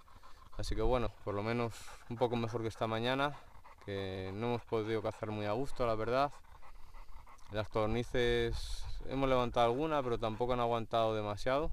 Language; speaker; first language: Spanish; native; Spanish